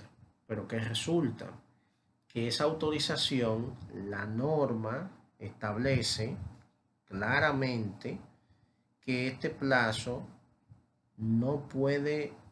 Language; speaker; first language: Spanish; native; Spanish